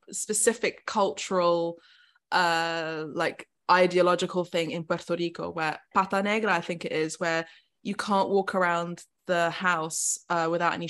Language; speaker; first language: English; native; English